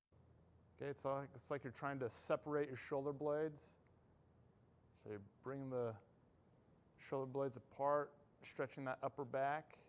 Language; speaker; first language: English; native; English